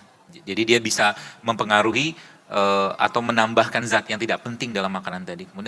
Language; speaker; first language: Indonesian; native; Indonesian